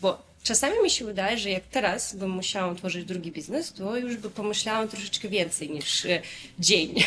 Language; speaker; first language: Polish; non-native, fluent; Russian